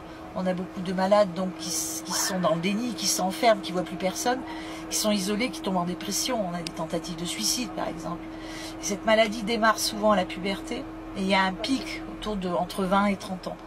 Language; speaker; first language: French; native; French